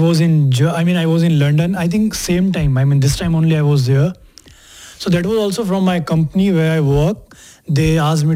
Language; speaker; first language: English; non-native, local second language; Hindi